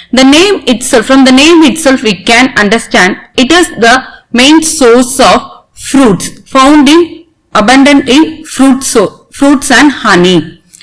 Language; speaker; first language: English; non-native, local second language; Tamil